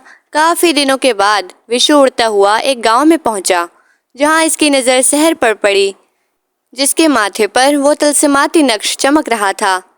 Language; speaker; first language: Urdu; native; Urdu